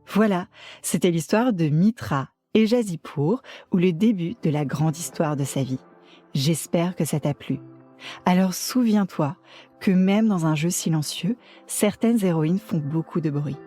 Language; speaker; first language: French; native; French